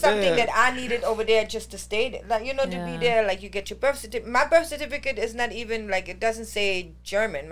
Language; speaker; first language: English; non-native, fluent; German